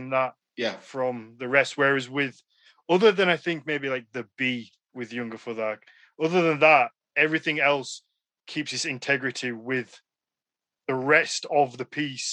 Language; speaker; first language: English; native; English